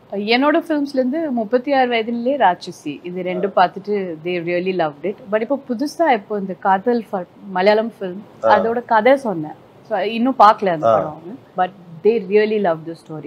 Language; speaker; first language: Tamil; non-native, fluent; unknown